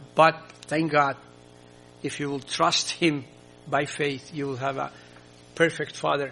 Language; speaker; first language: English; non-native, fluent; Croatian